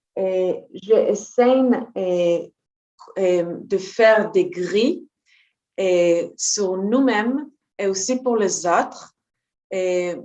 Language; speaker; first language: French; non-native, fluent; Hebrew